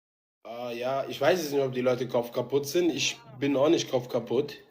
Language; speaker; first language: German; native; German